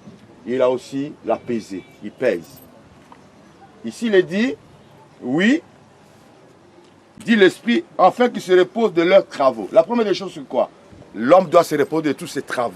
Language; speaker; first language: French; non-native, local second language; Lingala